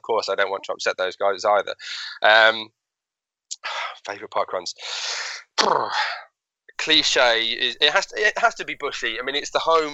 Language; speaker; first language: English; native; English